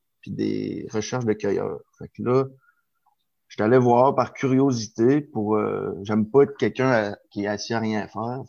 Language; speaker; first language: French; native; French